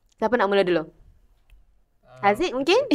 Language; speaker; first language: Malay; native; Malay